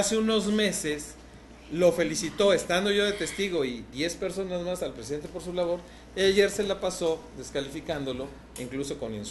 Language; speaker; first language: Spanish; native; Spanish